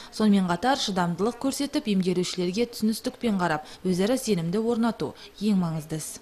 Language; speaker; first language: Kazakh; native; Kazakh